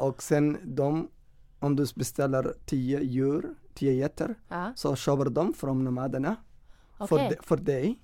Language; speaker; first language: Swedish; non-native, fluent; Somali